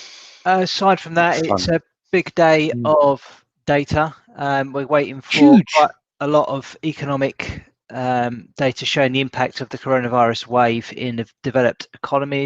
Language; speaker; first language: English; native; English